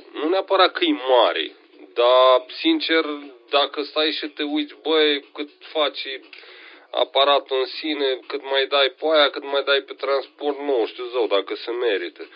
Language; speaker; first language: Romanian; native; Romanian